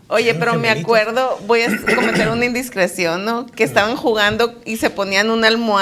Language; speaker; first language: Spanish; native; Spanish